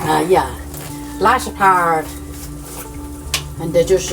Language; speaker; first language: English; non-native, learner; Chinese